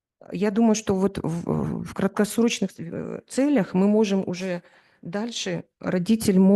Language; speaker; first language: Russian; native; Russian